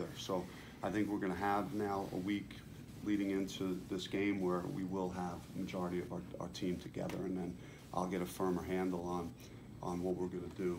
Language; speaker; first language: English; native; English